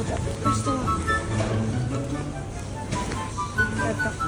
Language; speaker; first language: Italian; early bilingual, other home language; Filipino